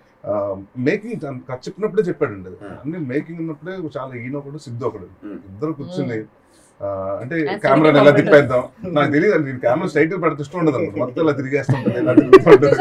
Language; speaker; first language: Telugu; native; Telugu